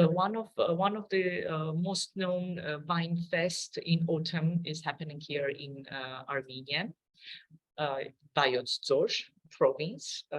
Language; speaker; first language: English; non-native, fluent; Armenian